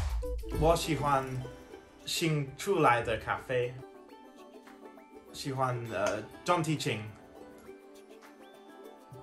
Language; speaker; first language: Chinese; non-native, learner; English